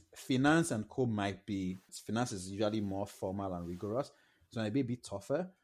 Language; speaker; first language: English; non-native, local second language; Yoruba